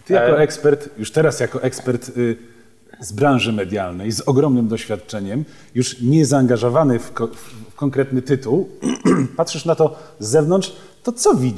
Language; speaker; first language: Polish; native; Polish